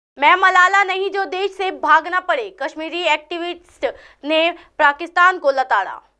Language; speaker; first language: Hindi; native; Hindi